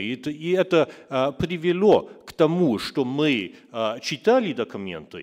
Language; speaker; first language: Russian; non-native, fluent; German